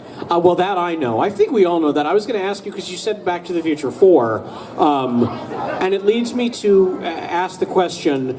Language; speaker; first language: English; native; English